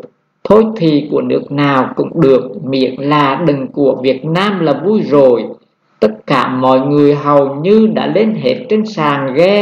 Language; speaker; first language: Vietnamese; native; Vietnamese